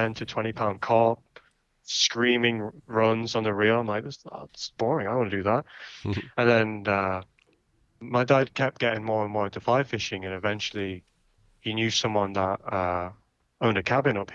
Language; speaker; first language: English; native; English